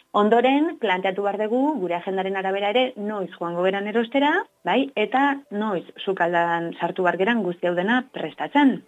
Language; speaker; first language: Basque; native; Basque